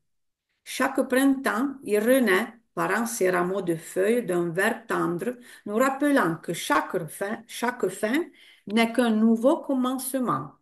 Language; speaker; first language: French; non-native, fluent; Italian